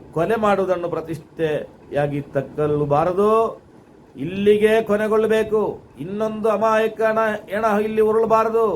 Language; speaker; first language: Kannada; non-native, local second language; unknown